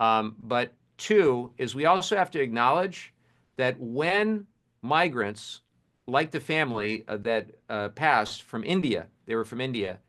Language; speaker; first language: English; native; English